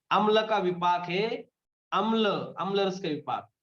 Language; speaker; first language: Hindi; non-native, local second language; Marathi